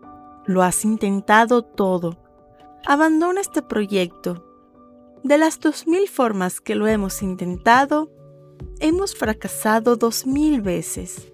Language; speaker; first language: Spanish; native; Spanish